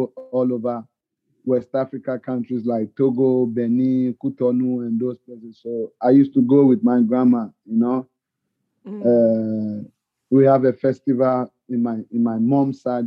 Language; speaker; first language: English; non-native, local second language; Ga